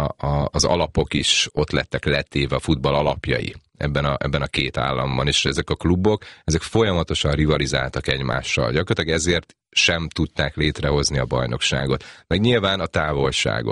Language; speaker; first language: Hungarian; native; Hungarian